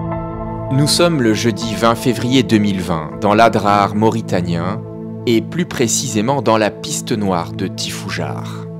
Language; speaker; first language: French; native; French